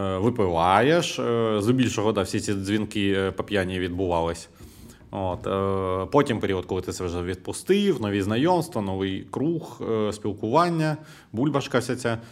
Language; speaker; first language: Ukrainian; non-native, local second language; Russian